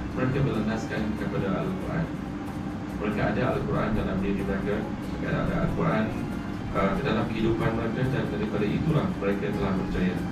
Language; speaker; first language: Malay; native; Malay